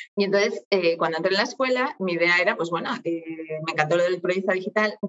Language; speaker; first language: Spanish; native; Spanish